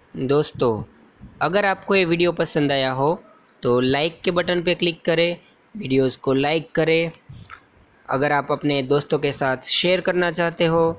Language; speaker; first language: Hindi; non-native, local second language; Gujarati